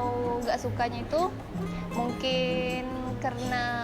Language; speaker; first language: Indonesian; non-native, learner; Thai